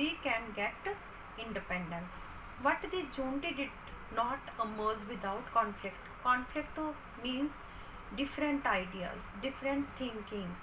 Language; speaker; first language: English; non-native, local second language; Hindi